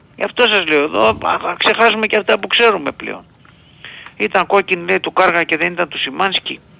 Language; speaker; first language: Greek; native; Greek